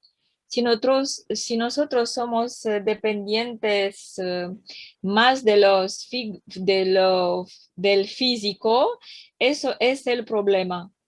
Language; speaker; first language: Spanish; non-native, learner; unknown